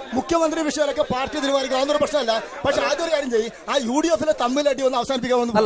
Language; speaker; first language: Malayalam; non-native, local second language; Kannada